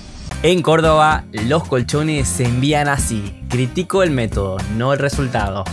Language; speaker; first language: Spanish; native; Spanish